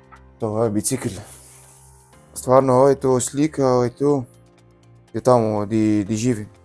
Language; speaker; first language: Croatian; non-native, learner; Arabic